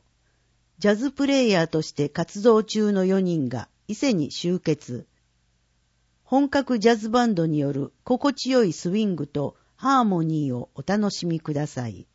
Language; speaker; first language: Japanese; native; Japanese